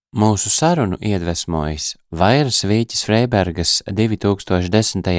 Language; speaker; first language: Latvian; native; Latvian